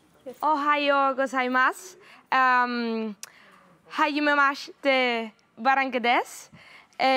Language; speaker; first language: Japanese; non-native, learner; Spanish